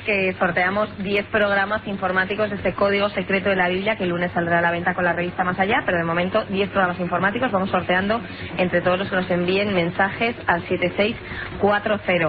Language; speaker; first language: Spanish; native; Spanish